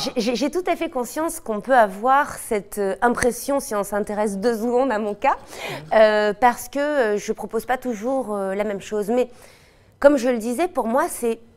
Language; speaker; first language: French; native; French